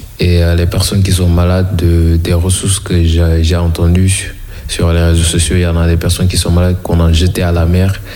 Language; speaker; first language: French; non-native, local second language; Wolof